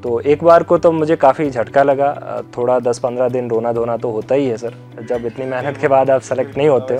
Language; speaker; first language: Hindi; native; Hindi